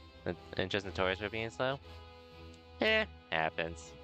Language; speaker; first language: English; native; English